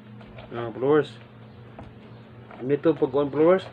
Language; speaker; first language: Filipino; non-native, local second language; Cebuano